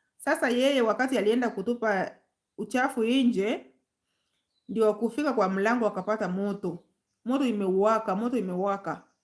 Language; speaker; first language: Swahili; non-native, local second language; Gusii